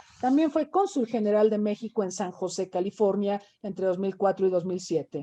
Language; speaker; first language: Spanish; native; Spanish